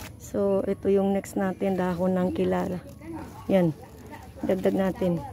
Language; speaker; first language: Filipino; non-native, local second language; Cebuano